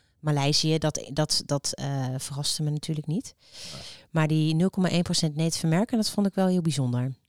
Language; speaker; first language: Dutch; native; Dutch